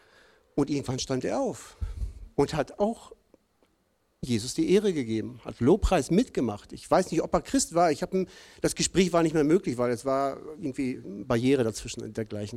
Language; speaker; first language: German; native; German